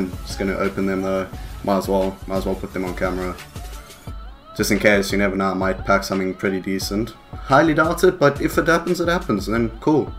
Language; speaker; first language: English; native; English